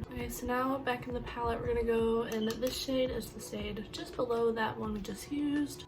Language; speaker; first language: English; native; English